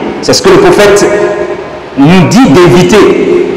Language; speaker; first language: French; non-native, local second language; Dyula